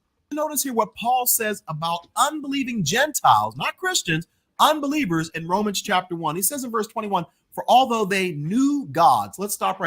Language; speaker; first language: English; native; English